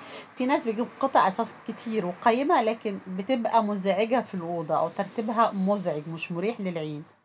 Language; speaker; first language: Arabic; native; Arabic